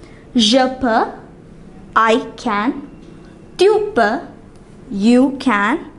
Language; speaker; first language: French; non-native, fluent; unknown